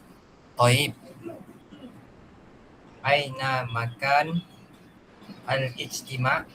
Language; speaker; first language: Arabic; non-native, learner; Malay